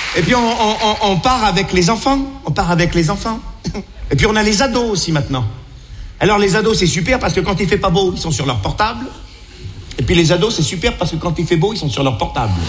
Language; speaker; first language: French; native; French